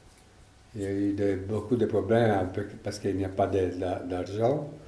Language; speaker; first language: French; non-native, learner; Italian